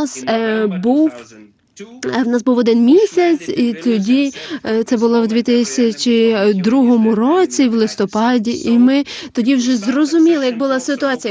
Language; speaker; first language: Ukrainian; non-native, learner; Lithuanian